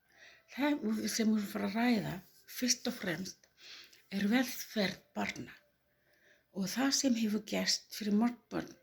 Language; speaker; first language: Icelandic; non-native, learner; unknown